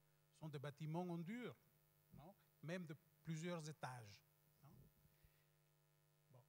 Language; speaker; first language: French; non-native, fluent; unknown